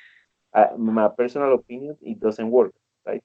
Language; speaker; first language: English; non-native, learner; Spanish